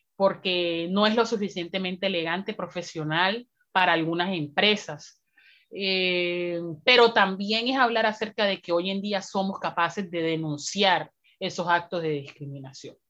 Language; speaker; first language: Spanish; native; Spanish